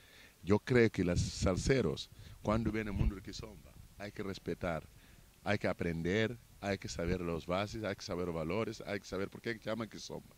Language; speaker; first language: Spanish; non-native, fluent; Portuguese